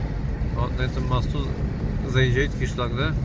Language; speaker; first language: Russian; non-native, local second language; Tatar